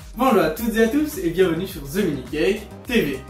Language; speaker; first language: French; native; French